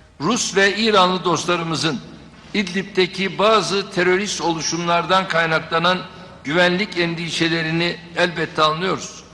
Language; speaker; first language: Turkish; native; Turkish